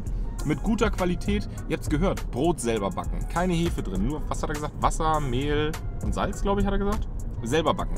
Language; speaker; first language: German; native; German